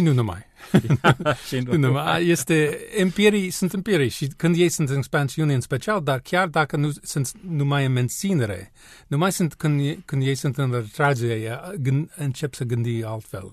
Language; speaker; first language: Romanian; non-native, learner; English